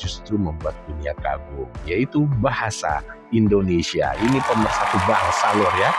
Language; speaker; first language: Indonesian; native; Indonesian